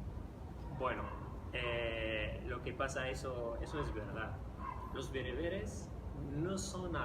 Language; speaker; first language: Spanish; non-native, fluent; Riffian